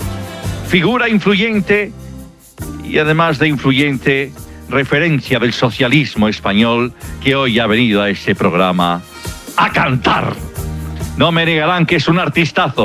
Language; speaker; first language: Spanish; native; Spanish